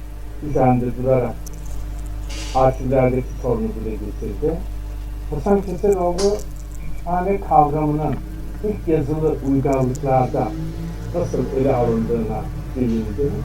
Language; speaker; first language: Turkish; native; Turkish